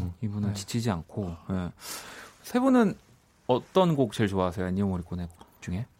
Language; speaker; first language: Korean; native; Korean